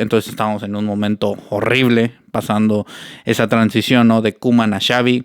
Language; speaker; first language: Spanish; native; Spanish